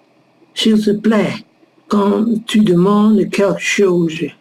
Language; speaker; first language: French; non-native, learner; Dutch